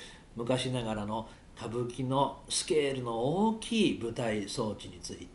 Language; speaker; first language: Japanese; native; Japanese